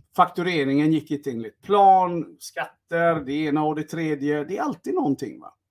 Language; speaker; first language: Swedish; early bilingual, other home language; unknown